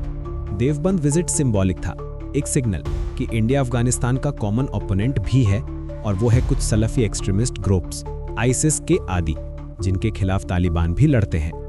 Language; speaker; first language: Hindi; native; Hindi